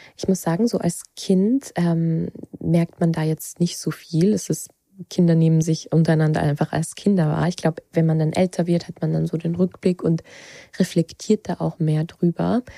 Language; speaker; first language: German; early bilingual, other home language; Georgian